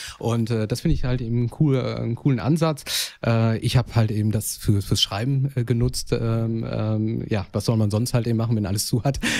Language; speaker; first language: German; early bilingual, other home language; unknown